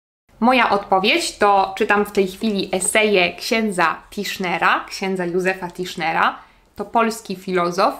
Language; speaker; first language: Polish; native; Polish